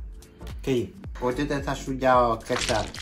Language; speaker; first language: Chinese; non-native, learner; English